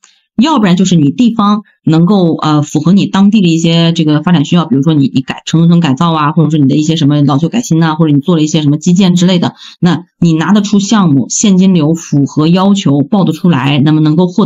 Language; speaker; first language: Chinese; native; Chinese